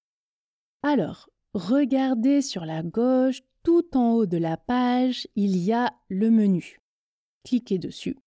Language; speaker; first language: French; native; French